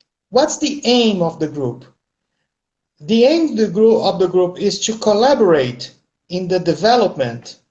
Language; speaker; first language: English; non-native, fluent; Portuguese